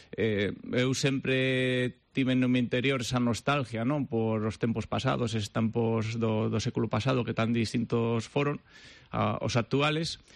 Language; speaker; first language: Galician; early bilingual, heritage; Galician